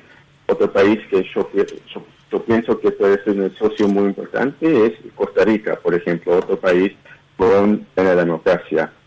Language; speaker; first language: Spanish; early bilingual, heritage; Spanish